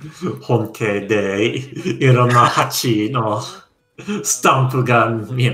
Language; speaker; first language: Japanese; non-native, learner; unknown